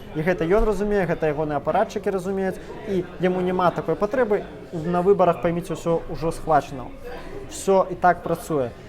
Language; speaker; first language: Belarusian; native; Belarusian